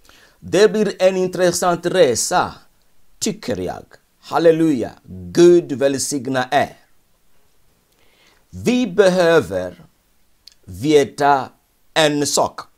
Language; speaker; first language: Swedish; non-native, fluent; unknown